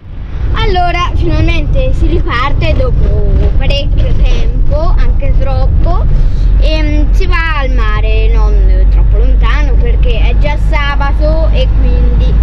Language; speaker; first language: Italian; native; Italian